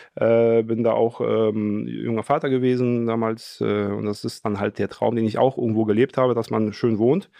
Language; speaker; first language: German; early bilingual, other home language; Polish